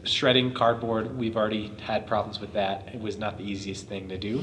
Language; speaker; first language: English; native; English